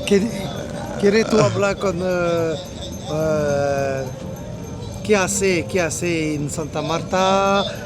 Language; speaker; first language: Spanish; non-native, learner; French